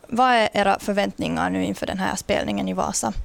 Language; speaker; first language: Swedish; native; Swedish